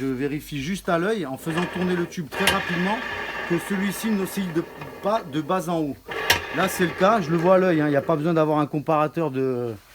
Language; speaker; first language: French; native; French